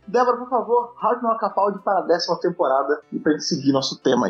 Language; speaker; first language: Portuguese; native; Portuguese